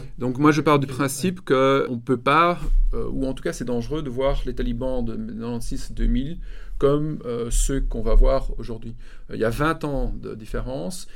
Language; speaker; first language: French; native; French